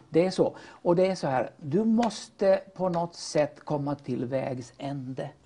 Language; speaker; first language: Swedish; native; Swedish